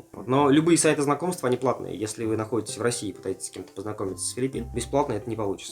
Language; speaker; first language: Russian; native; Russian